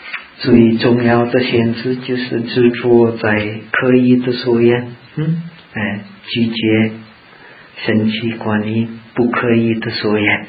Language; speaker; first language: Chinese; non-native, fluent; Czech